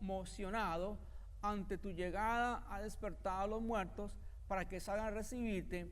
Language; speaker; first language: Spanish; native; Spanish